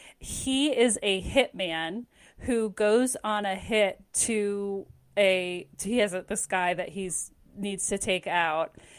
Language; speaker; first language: English; native; English